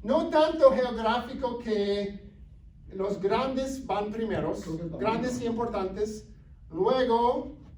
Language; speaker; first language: Spanish; non-native, fluent; English